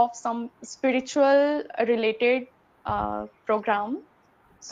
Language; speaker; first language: English; non-native, learner; Hindi